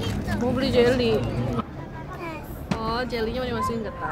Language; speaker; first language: Korean; non-native, learner; Indonesian